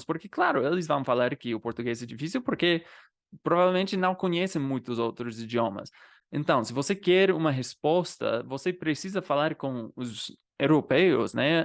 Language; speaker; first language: Portuguese; non-native, fluent; English